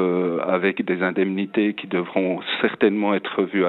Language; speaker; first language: French; native; French